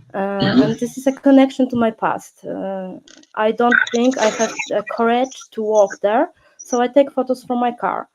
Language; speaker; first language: English; non-native, learner; Polish